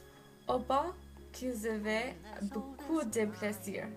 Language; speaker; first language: French; non-native, learner; English